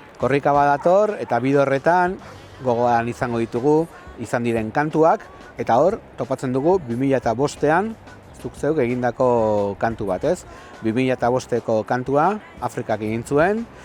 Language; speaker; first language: Basque; native; Basque